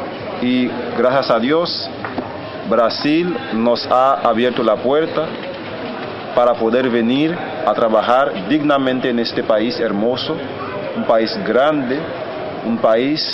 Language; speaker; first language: Spanish; non-native, fluent; Haitian Creole